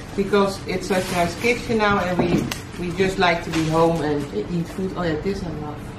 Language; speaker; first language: English; non-native, fluent; Dutch